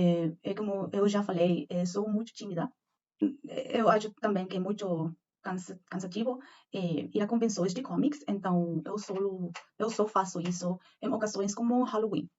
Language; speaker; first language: Portuguese; non-native, learner; Spanish